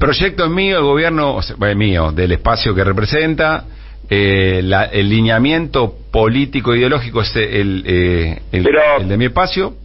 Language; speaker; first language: Spanish; native; Spanish